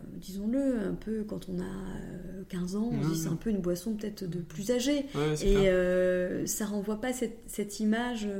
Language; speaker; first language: French; native; French